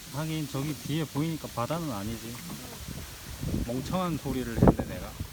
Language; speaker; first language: Korean; native; Korean